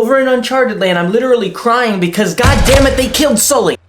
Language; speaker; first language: English; native; English